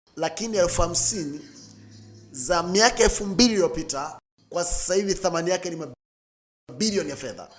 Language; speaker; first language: Swahili; native; Swahili